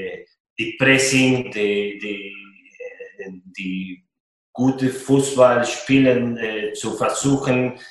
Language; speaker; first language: German; non-native, fluent; Spanish